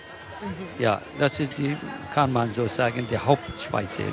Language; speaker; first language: German; non-native, local second language; Kurdish